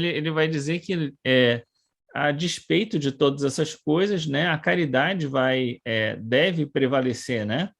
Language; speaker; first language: Portuguese; native; Portuguese